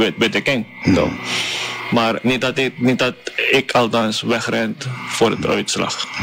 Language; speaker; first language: Dutch; non-native, fluent; Chinese